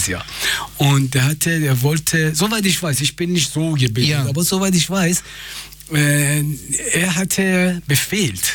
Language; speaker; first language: German; non-native, fluent; Persian